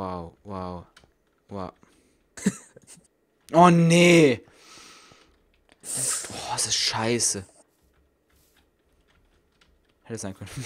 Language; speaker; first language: German; native; German